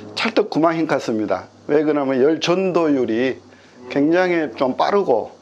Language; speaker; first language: Korean; native; Korean